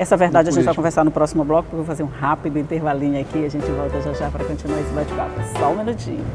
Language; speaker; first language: Portuguese; native; Portuguese